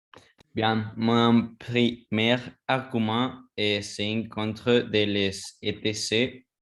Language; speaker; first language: French; non-native, learner; Spanish